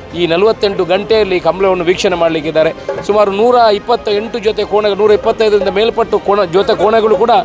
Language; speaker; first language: Kannada; non-native, local second language; Tulu